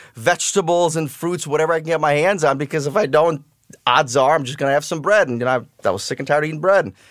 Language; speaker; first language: English; early bilingual, other home language; Russian